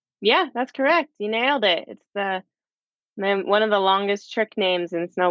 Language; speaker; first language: English; native; English